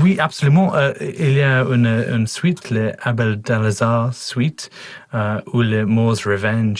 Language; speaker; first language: French; non-native, learner; English